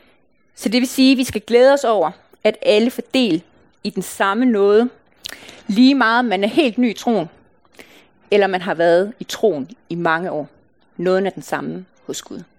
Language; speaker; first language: Danish; native; Danish